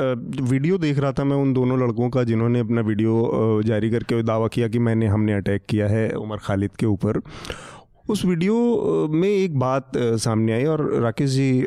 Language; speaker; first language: Hindi; native; Hindi